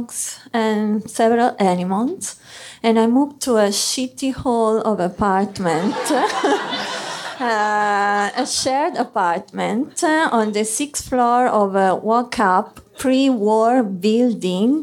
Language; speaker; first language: English; non-native, fluent; Italian